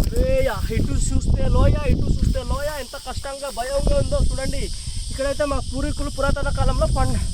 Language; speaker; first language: Telugu; non-native, local second language; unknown